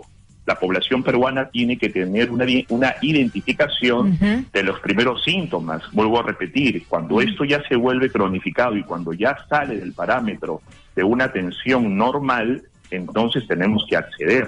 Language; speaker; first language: Spanish; native; Spanish